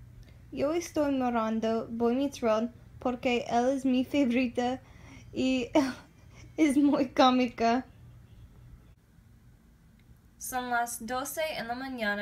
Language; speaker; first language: Spanish; non-native, learner; English